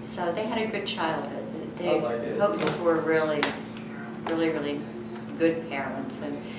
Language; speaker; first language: English; native; English